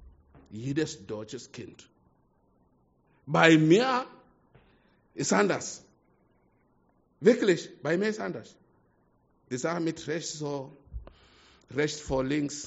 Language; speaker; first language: German; non-native, fluent; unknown